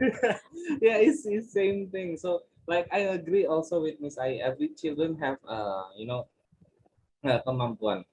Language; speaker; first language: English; non-native, learner; Indonesian